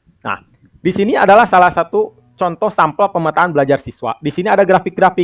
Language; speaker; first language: Indonesian; non-native, local second language; Sundanese